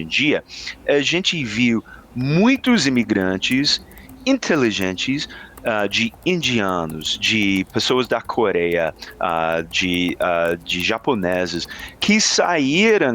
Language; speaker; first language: Portuguese; non-native, fluent; English